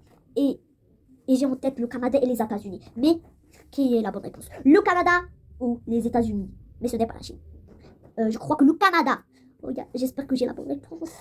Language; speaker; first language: French; non-native, local second language; Arabic